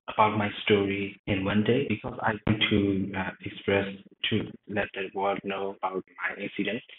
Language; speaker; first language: English; non-native, learner; Burmese